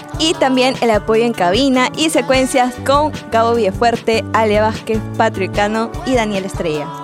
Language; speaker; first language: Spanish; native; Spanish